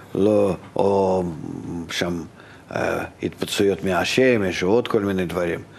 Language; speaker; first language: Hebrew; non-native, fluent; Russian